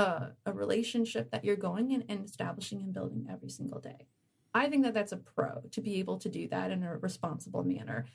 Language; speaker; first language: English; native; English